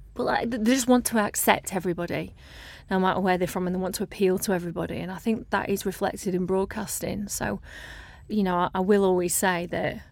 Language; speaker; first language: English; native; English